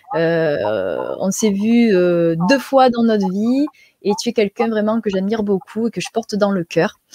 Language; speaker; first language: French; native; French